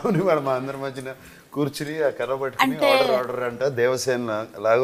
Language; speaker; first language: Telugu; native; Telugu